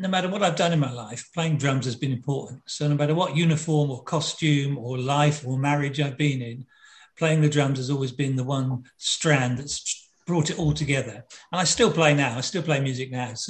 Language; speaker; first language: English; native; English